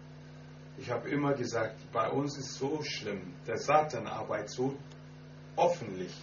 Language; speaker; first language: German; non-native, fluent; Akan